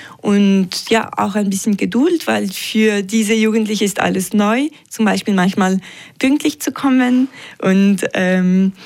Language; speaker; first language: German; non-native, local second language; French